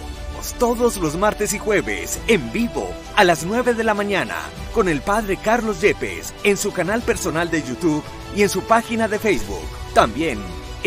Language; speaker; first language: Spanish; native; Spanish